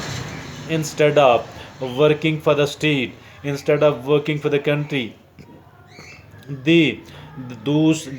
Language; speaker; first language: English; non-native, local second language; Urdu